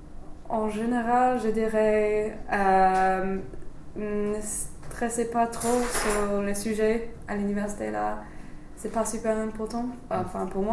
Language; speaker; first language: French; non-native, fluent; English